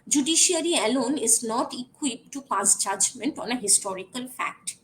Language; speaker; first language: English; non-native, local second language; Bangla